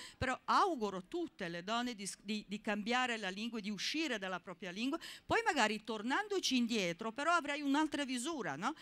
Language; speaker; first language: Italian; non-native, fluent; Serbian